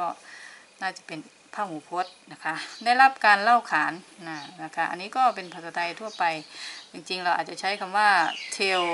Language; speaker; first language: Thai; native; Thai